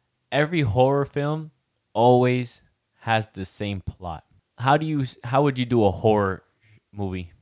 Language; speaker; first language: English; early bilingual, other home language; Spanish